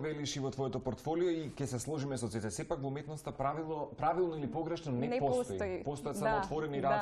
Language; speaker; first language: Macedonian; native; Macedonian